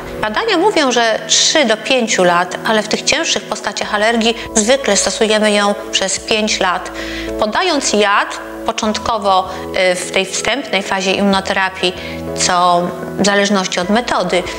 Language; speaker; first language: Polish; native; Polish